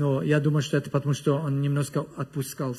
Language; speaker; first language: Russian; non-native, learner; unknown